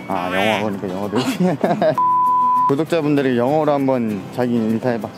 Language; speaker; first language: Korean; native; Korean